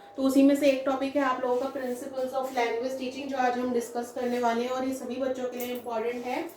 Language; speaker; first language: Hindi; native; Hindi